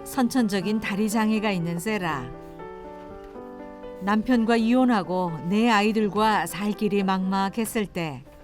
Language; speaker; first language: Korean; native; Korean